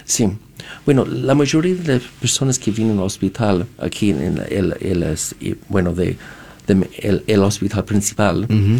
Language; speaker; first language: Spanish; non-native, fluent; English